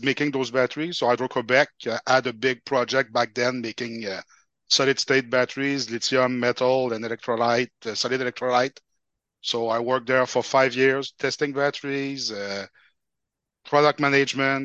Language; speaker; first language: English; non-native, fluent; French